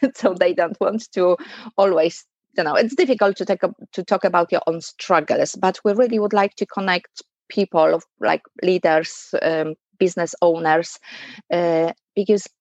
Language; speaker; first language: English; non-native, fluent; Polish